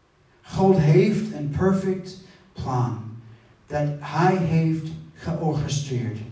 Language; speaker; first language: Dutch; non-native, fluent; English